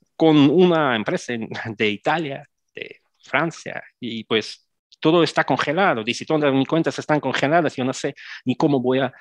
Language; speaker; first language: Spanish; non-native, fluent; Russian